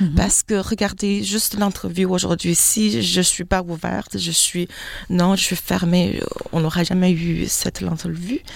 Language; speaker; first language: French; non-native, fluent; Chinese